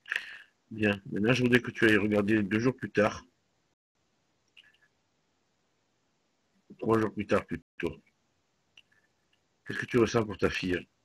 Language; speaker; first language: French; native; French